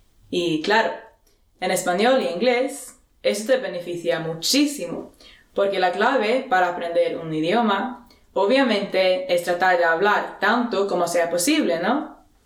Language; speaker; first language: Spanish; non-native, fluent; Swedish